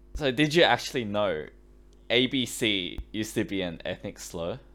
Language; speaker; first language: English; early bilingual, other home language; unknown